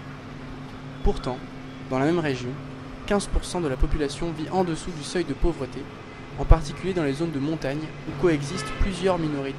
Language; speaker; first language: French; native; French